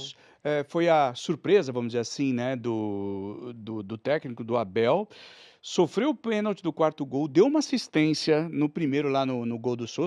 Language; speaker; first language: Portuguese; native; Portuguese